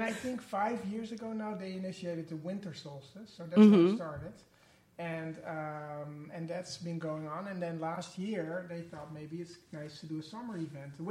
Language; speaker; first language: English; non-native, fluent; Dutch